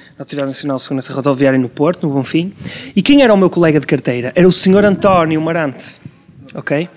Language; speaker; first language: Portuguese; native; Portuguese